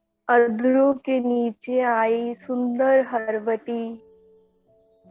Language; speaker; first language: Hindi; native; Hindi